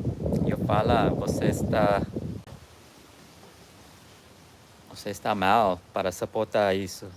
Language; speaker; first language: Portuguese; non-native, learner; English